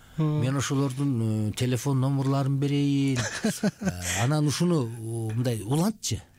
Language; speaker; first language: Kyrgyz; native; Kyrgyz